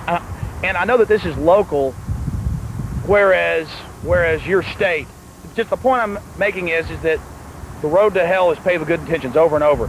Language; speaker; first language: English; native; English